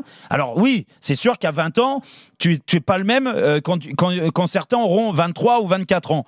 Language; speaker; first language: French; native; French